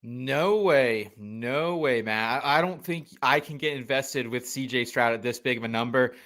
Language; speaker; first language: English; native; English